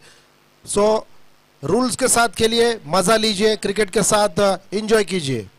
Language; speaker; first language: Hindi; non-native, local second language; Marathi